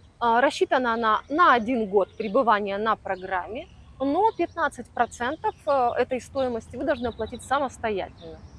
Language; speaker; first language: Russian; native; Russian